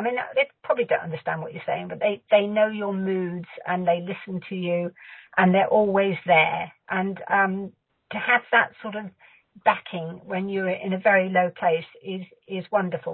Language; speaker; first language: English; native; English